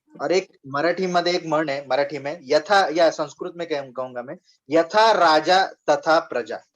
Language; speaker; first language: Hindi; non-native, local second language; Marathi